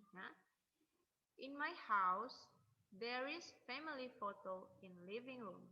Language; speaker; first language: English; non-native, learner; Indonesian